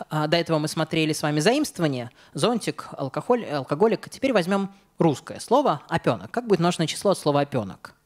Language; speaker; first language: Russian; native; Russian